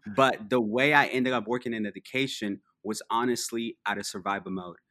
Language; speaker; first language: English; early bilingual, other home language; Spanish